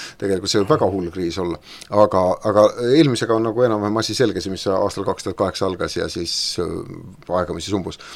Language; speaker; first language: Estonian; native; Estonian